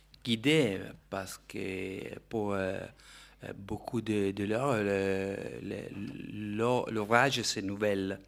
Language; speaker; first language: French; non-native, fluent; Italian